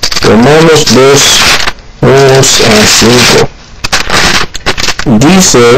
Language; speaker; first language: Spanish; non-native, learner; Haitian Creole